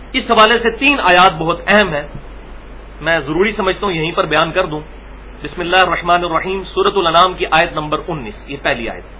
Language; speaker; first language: Urdu; non-native, local second language; Punjabi